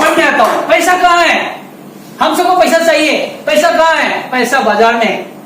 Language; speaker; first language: Hindi; non-native, local second language; Bangla